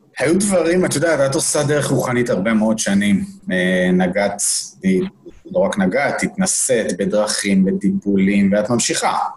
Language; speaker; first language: Hebrew; native; Hebrew